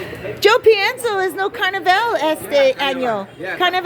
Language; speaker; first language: Spanish; non-native, learner; English